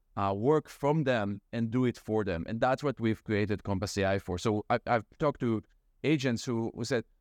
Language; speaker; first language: English; non-native, fluent; Hebrew